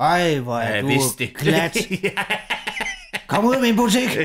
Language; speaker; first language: Danish; native; Danish